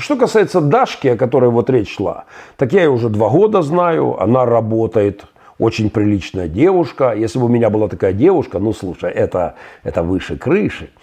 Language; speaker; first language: Russian; native; Russian